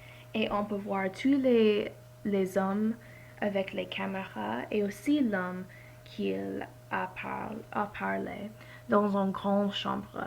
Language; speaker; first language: French; non-native, learner; English